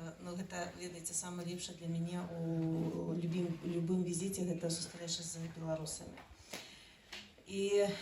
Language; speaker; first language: Belarusian; non-native, local second language; Russian